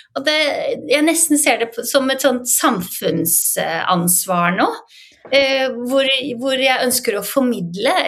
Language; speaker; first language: Norwegian; native; Norwegian